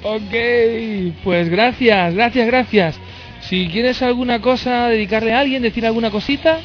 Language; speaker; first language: Spanish; native; Spanish